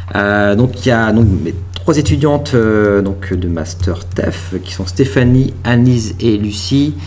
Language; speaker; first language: French; native; French